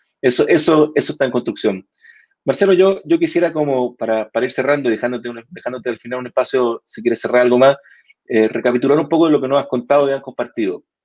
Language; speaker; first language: Spanish; native; Spanish